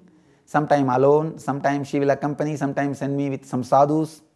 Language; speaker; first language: English; non-native, local second language; Tamil